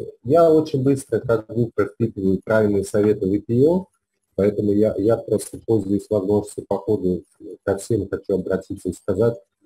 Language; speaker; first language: Russian; native; Russian